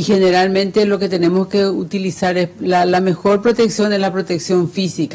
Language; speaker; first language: Spanish; native; Spanish